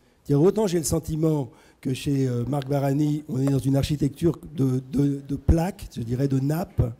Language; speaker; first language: French; native; French